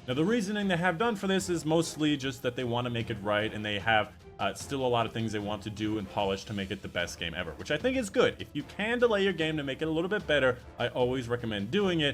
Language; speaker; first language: English; native; English